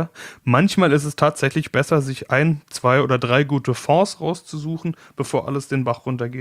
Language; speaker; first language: German; native; German